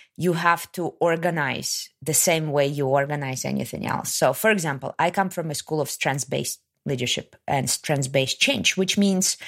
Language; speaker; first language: English; non-native, fluent; Kazakh